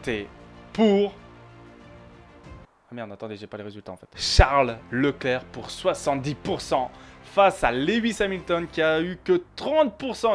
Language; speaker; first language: French; native; French